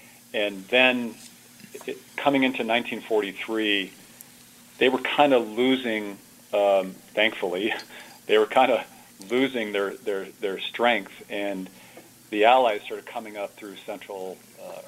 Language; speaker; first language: English; early bilingual, other home language; Italian